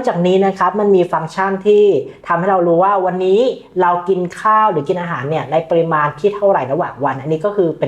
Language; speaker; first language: Thai; native; Thai